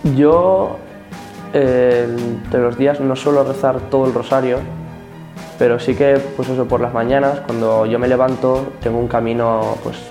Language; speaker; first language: Spanish; native; Spanish